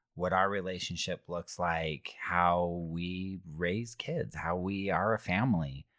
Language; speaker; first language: English; native; English